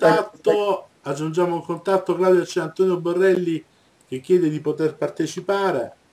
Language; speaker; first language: Italian; native; Italian